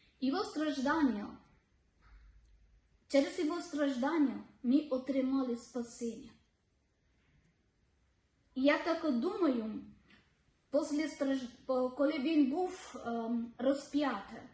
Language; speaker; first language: Ukrainian; non-native, learner; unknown